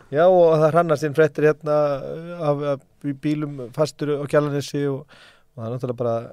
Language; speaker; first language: Icelandic; native; Icelandic